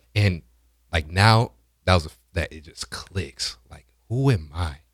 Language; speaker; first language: English; native; English